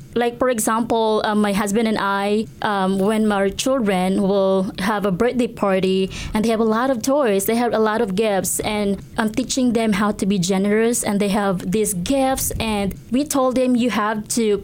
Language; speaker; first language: English; non-native, local second language; Cebuano